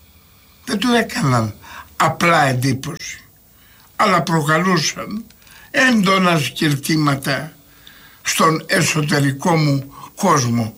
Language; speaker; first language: Greek; native; Greek